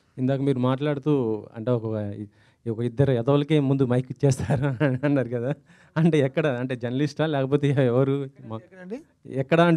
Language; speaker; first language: Telugu; native; Telugu